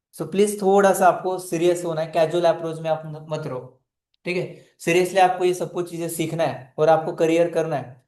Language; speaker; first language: Hindi; non-native, local second language; Marathi